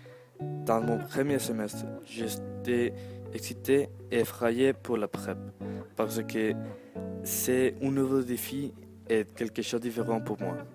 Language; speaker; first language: French; non-native, learner; Spanish